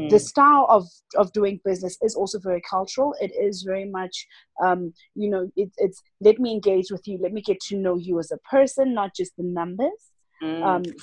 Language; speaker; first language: English; non-native, local second language; Zulu